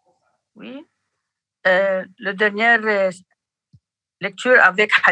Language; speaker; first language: French; non-native, learner; Arabic